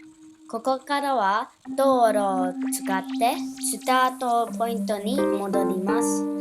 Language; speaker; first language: Japanese; early bilingual, heritage; Japanese